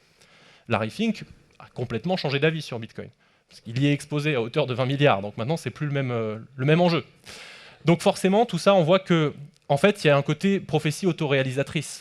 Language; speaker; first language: French; native; French